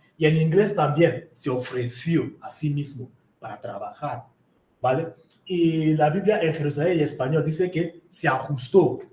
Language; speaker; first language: Spanish; non-native, fluent; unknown